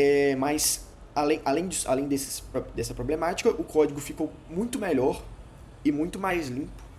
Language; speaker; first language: Portuguese; native; Portuguese